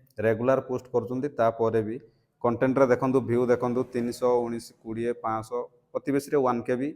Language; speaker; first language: Odia; native; Odia